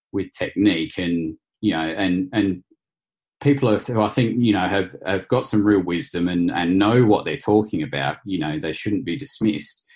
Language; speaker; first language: English; native; English